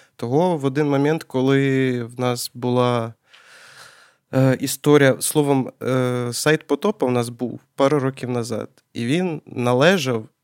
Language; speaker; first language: Ukrainian; non-native, local second language; Russian